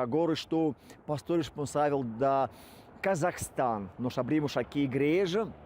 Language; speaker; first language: Portuguese; non-native, fluent; Russian